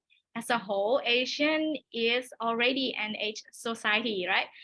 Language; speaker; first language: English; non-native, learner; Thai